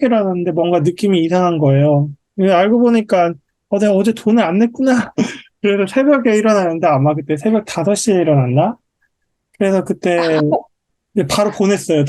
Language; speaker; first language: Korean; native; Korean